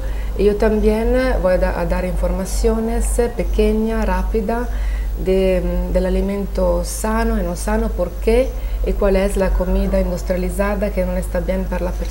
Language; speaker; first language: Spanish; non-native, learner; Italian